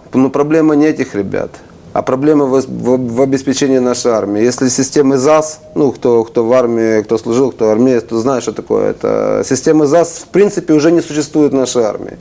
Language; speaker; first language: Russian; non-native, local second language; Ukrainian